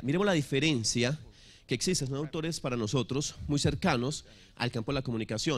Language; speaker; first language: Spanish; native; Spanish